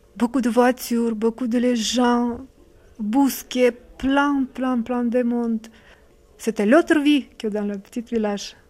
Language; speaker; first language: French; non-native, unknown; Russian